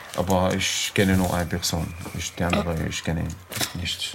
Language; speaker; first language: German; non-native, learner; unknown